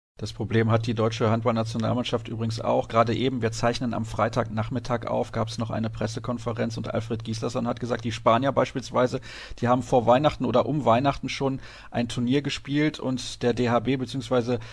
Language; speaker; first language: German; native; German